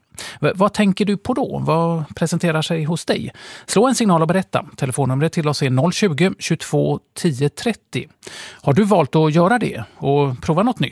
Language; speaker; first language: Swedish; native; Swedish